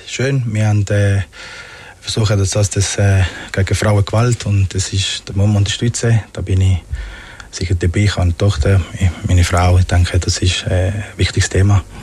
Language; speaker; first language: German; non-native, fluent; Spanish